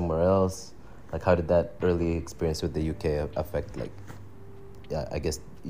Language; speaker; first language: English; non-native, local second language; Swahili